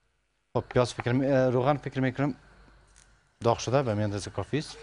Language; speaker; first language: Persian; native; Persian